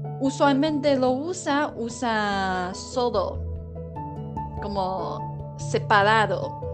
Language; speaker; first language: Spanish; non-native, learner; Chinese